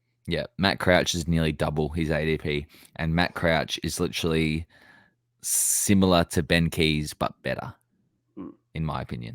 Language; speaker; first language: English; native; English